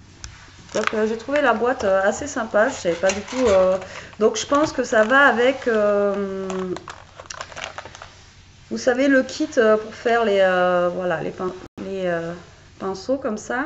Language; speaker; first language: French; native; French